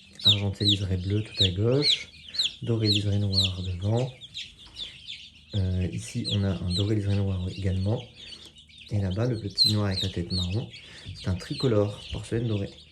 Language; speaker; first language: French; native; French